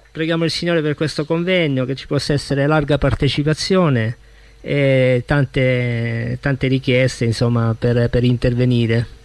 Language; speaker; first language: Italian; native; Italian